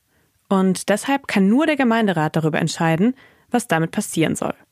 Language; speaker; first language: German; native; German